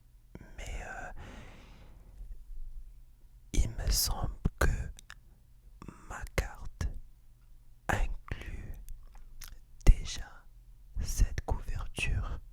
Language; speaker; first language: French; non-native, fluent; English